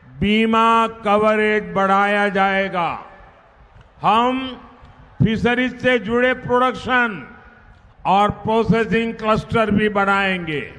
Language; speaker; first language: Hindi; non-native, local second language; Gujarati